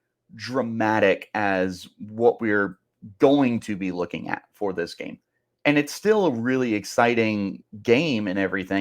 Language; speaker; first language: English; native; English